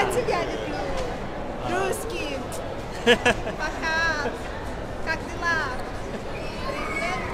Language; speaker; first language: Russian; non-native, learner; Portuguese